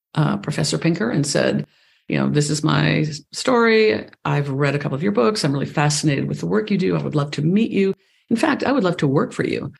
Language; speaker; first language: English; native; English